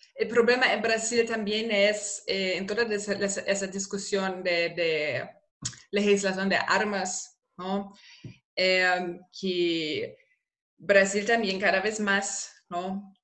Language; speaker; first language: Spanish; non-native, fluent; German